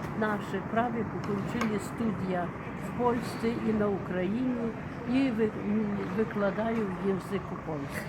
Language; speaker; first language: Polish; early bilingual, heritage; Polish